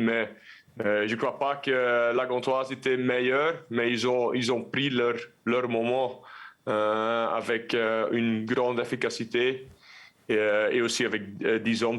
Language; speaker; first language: French; non-native, local second language; Dutch